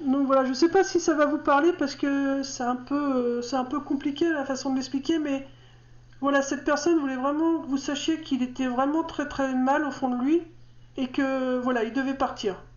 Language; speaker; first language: French; native; French